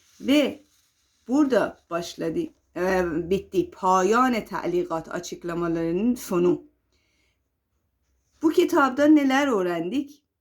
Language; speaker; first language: Turkish; non-native, fluent; Persian